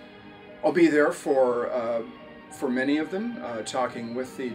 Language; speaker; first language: English; native; English